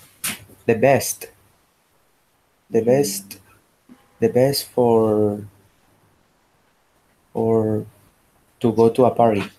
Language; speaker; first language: English; non-native, learner; Spanish